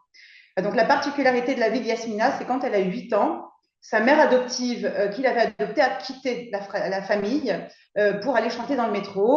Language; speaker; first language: French; native; French